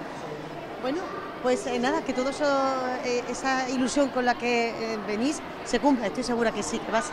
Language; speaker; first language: Spanish; native; Spanish